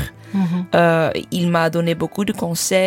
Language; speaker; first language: French; non-native, fluent; English